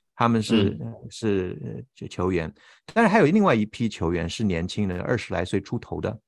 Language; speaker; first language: Chinese; native; Chinese